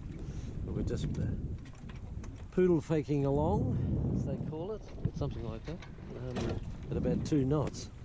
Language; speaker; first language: English; native; English